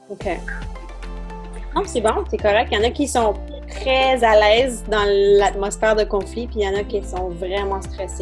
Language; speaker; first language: French; native; French